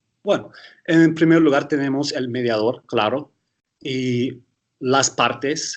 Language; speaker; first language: Spanish; early bilingual, heritage; English